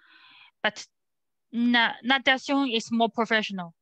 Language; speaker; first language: English; non-native, learner; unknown